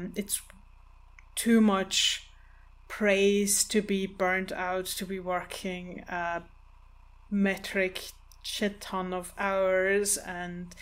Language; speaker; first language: English; non-native, fluent; German